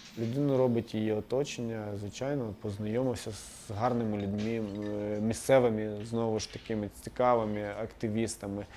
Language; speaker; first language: Ukrainian; native; Ukrainian